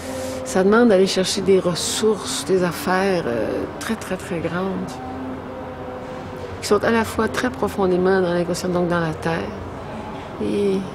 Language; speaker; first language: French; native; French